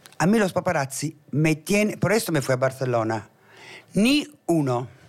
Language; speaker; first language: Spanish; non-native, fluent; Italian